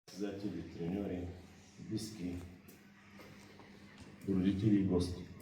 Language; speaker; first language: Bulgarian; native; Bulgarian